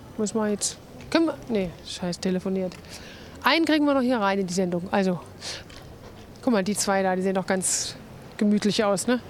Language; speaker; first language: German; native; German